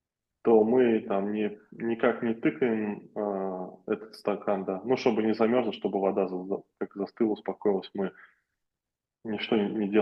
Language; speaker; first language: Russian; native; Russian